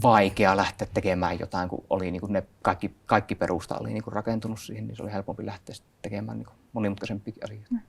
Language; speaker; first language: Finnish; native; Finnish